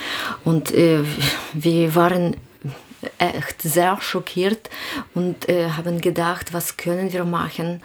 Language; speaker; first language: German; non-native, learner; Ukrainian